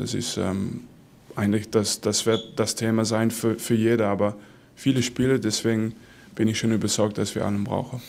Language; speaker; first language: German; non-native, fluent; Dutch